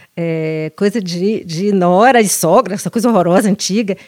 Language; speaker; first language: Portuguese; native; Portuguese